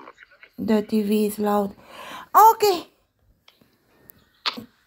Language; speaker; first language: English; non-native, learner; Romanian